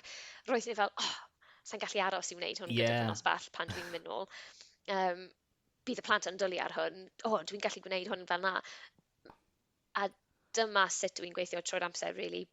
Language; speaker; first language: Welsh; non-native, local second language; English